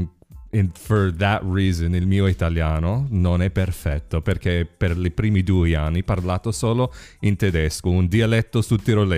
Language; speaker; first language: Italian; non-native, learner; English